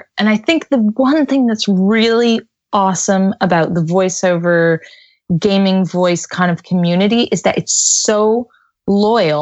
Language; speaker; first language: English; native; English